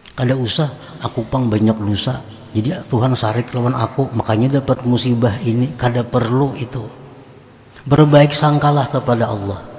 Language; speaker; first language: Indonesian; non-native, local second language; Banjar